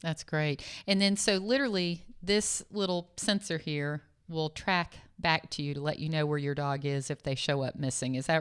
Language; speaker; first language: English; native; English